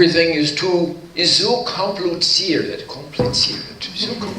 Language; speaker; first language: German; non-native, learner; English